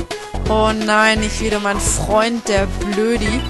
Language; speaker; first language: German; native; German